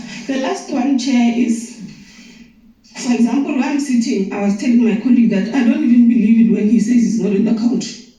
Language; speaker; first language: English; non-native, local second language; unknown